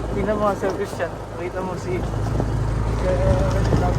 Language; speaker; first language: Filipino; native; Filipino